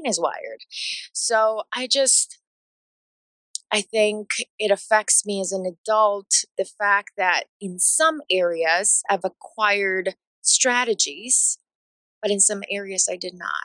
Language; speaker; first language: English; non-native, fluent; Spanish